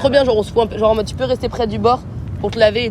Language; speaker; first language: French; native; French